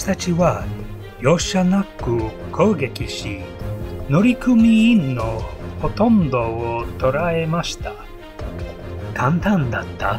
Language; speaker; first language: Japanese; non-native, learner; English